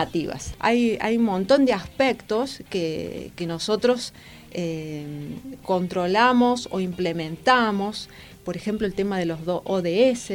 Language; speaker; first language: Spanish; native; Spanish